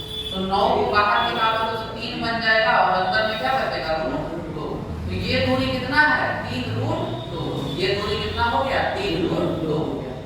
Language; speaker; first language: Hindi; native; Hindi